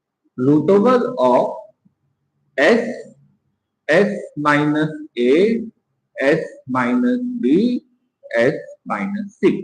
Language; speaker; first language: Hindi; native; Hindi